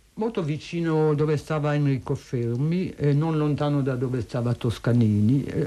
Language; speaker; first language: Italian; early bilingual, heritage; Italian